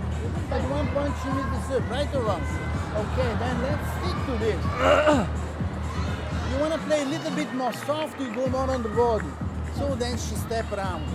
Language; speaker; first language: English; non-native, fluent; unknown